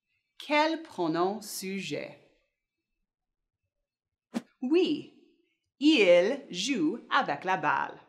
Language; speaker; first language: French; non-native, fluent; English